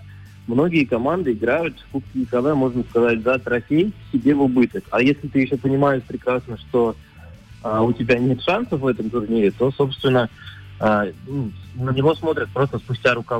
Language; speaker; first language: Russian; native; Russian